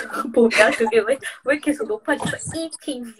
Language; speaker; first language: Korean; non-native, fluent; English